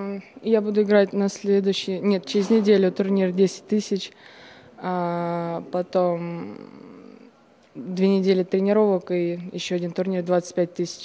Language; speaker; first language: Czech; non-native, learner; Russian